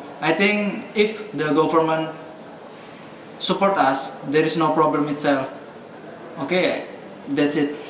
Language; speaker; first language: English; non-native, learner; Indonesian